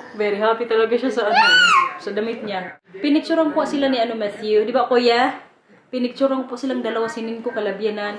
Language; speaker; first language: Filipino; non-native, local second language; Waray